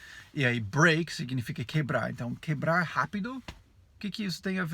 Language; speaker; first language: Portuguese; non-native, fluent; English